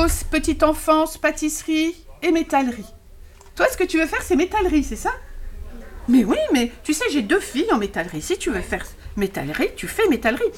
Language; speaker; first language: French; native; French